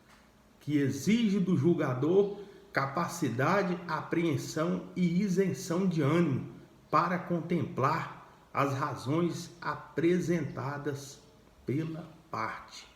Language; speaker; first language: Portuguese; native; Portuguese